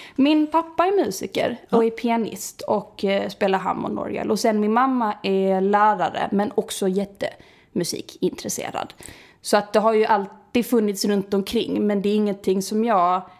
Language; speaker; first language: Swedish; native; Swedish